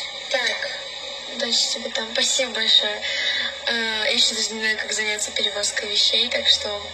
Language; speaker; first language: Russian; native; Russian